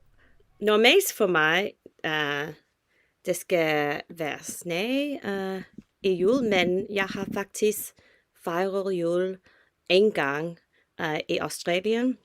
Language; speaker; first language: Danish; non-native, learner; English